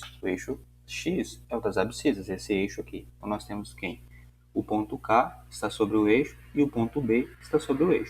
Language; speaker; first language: Portuguese; native; Portuguese